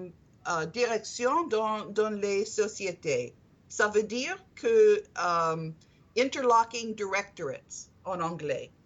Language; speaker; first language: French; non-native, learner; English